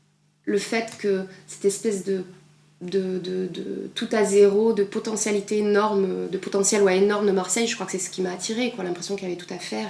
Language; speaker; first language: French; native; French